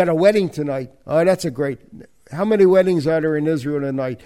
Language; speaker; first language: English; native; English